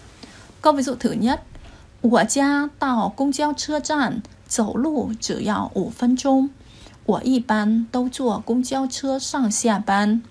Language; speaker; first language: Chinese; non-native, fluent; Vietnamese